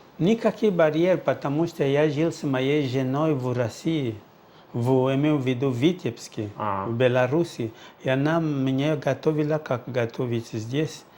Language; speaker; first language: Russian; non-native, fluent; Portuguese